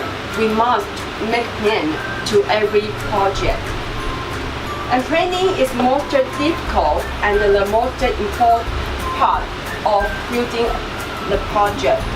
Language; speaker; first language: English; non-native, learner; Chinese